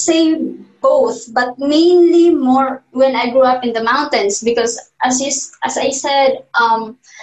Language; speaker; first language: English; non-native, local second language; Cebuano